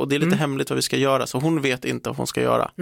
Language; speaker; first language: Swedish; native; Swedish